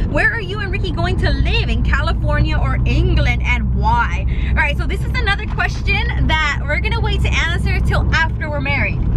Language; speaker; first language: English; native; English